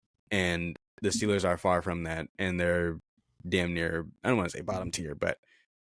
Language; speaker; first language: English; native; English